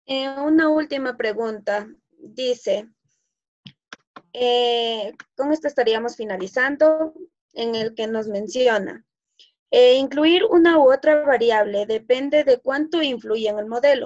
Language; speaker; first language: Spanish; native; Spanish